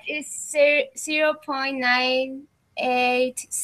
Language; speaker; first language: English; non-native, learner; Spanish